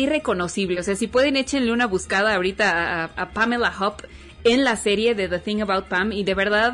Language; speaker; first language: Spanish; native; Spanish